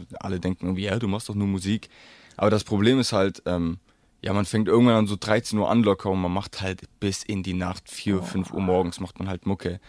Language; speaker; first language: German; native; German